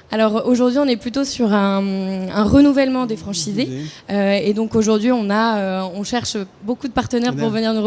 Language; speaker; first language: French; native; French